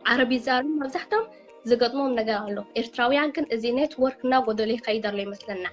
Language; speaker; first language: Tigrinya; early bilingual, heritage; Tigrinya